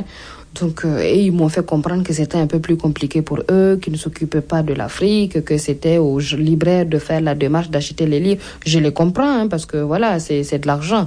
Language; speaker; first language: French; non-native, local second language; Mossi